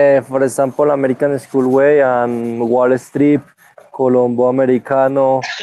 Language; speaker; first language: English; non-native, learner; Spanish